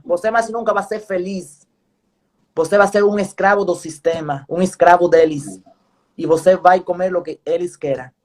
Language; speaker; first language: Portuguese; non-native, fluent; Spanish